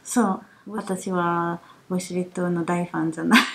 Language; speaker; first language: Japanese; non-native, fluent; Italian